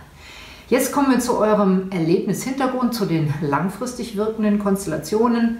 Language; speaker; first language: German; native; German